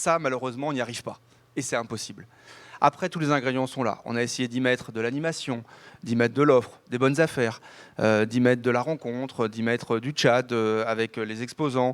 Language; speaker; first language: French; native; French